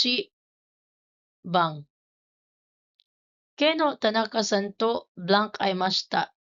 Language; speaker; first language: Japanese; non-native, fluent; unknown